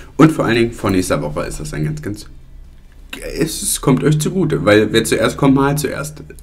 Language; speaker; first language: German; early bilingual, other home language; Italian